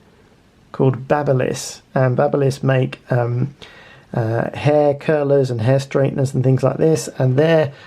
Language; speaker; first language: English; native; English